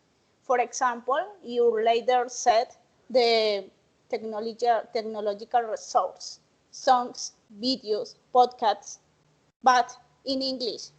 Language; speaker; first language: English; non-native, learner; Spanish